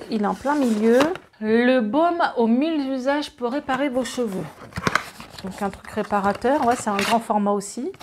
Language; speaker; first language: French; native; French